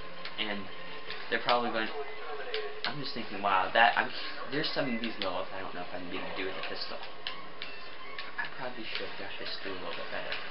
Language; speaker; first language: English; native; English